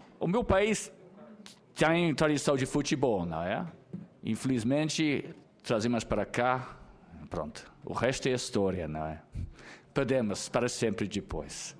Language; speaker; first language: Portuguese; non-native, fluent; English